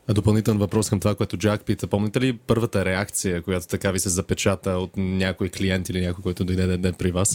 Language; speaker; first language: Bulgarian; native; Bulgarian